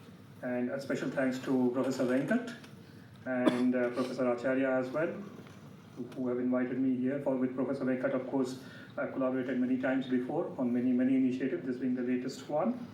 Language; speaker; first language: English; non-native, local second language; Bangla